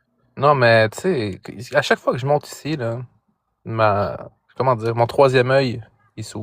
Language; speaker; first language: French; native; French